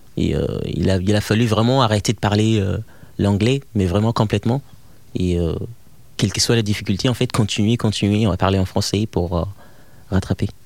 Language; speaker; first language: French; non-native, fluent; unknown